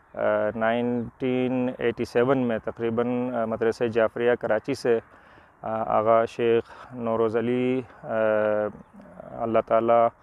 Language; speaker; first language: Urdu; native; Urdu